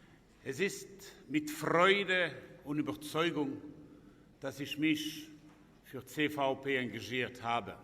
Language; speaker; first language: German; non-native, local second language; French